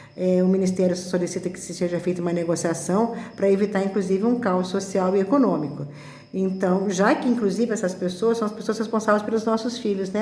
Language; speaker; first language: Portuguese; native; Portuguese